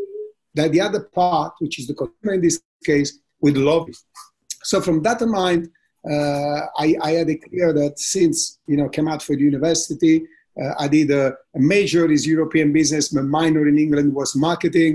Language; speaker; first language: English; non-native, fluent; Italian